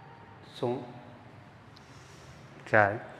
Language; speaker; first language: Vietnamese; non-native, learner; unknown